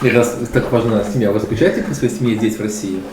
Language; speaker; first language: Russian; native; Russian